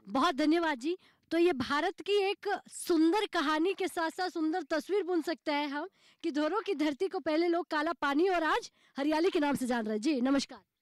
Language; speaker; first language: Hindi; native; Hindi